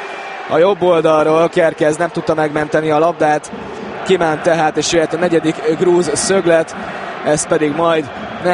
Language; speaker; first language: Hungarian; native; Hungarian